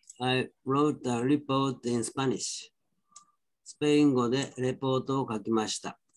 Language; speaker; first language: Japanese; native; Japanese